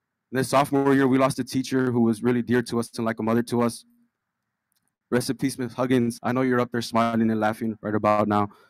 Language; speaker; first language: English; early bilingual, other home language; Spanish